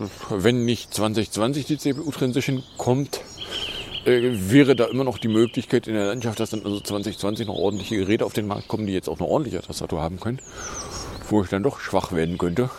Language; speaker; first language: German; native; German